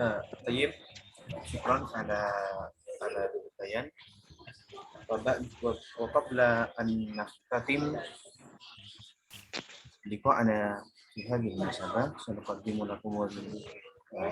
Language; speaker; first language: Arabic; non-native, learner; Indonesian